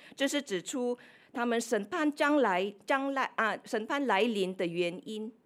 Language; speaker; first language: Chinese; non-native, fluent; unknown